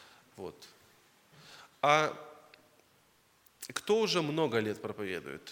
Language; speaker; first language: Russian; native; Russian